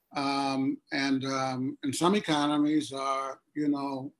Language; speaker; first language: English; native; English